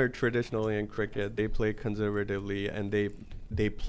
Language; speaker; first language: English; non-native, local second language; Gujarati